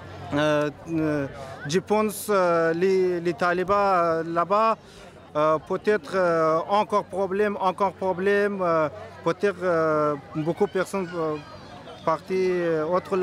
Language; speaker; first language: French; non-native, learner; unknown